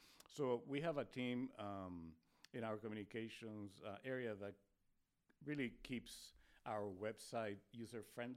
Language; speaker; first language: English; non-native, fluent; Spanish